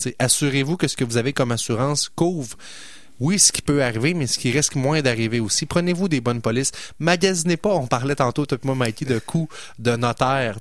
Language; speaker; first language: French; native; French